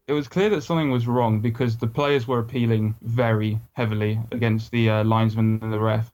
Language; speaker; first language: English; native; English